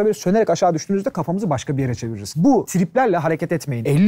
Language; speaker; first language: Turkish; native; Turkish